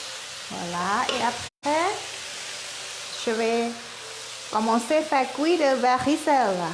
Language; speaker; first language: French; non-native, learner; Thai